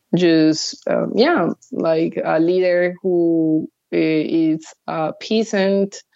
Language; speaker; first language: English; early bilingual, other home language; Spanish